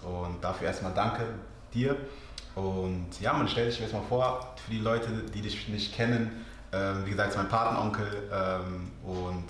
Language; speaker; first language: German; early bilingual, other home language; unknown